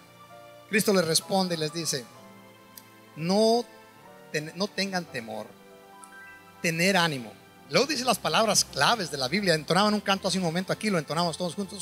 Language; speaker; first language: Spanish; native; Spanish